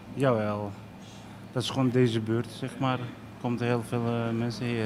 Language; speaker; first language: Dutch; non-native, learner; Turkish